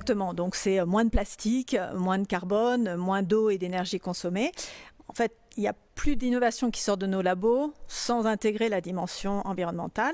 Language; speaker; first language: French; native; French